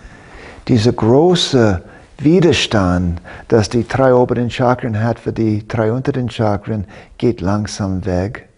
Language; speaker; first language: German; non-native, fluent; English